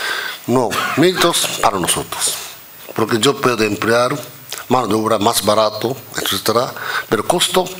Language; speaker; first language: Spanish; non-native, fluent; Japanese